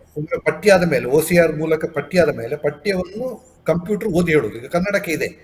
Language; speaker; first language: Kannada; non-native, local second language; Tulu